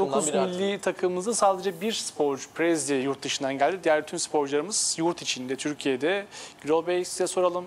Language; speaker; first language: Turkish; native; Turkish